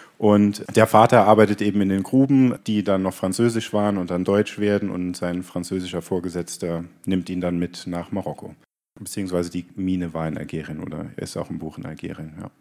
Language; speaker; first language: German; native; German